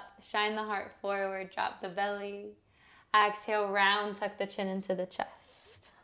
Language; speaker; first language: English; native; English